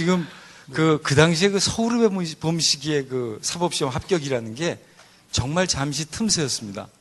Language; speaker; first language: Korean; native; Korean